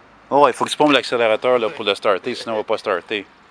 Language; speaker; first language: French; non-native, local second language; English